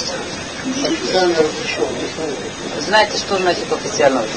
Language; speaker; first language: Russian; non-native, learner; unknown